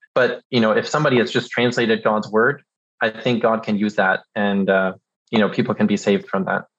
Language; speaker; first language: English; early bilingual, other home language; German